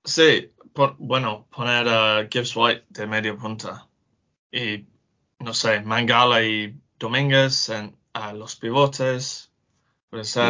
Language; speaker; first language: Spanish; non-native, learner; English